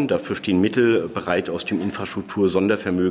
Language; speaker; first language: German; native; German